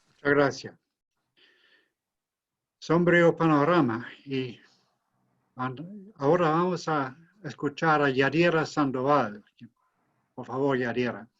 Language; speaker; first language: Spanish; non-native, fluent; English